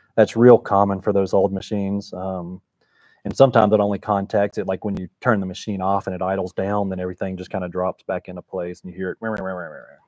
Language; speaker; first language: English; native; English